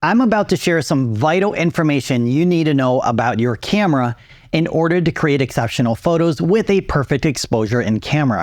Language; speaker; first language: English; native; English